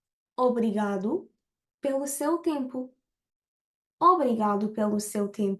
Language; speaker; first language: Portuguese; non-native, fluent; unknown